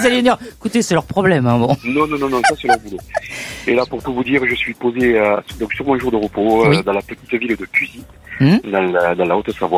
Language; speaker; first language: French; native; French